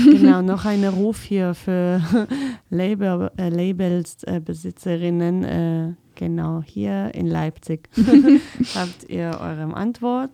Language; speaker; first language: German; non-native, fluent; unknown